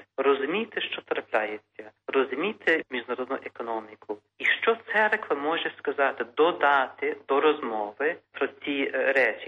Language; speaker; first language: Ukrainian; early bilingual, heritage; Ukrainian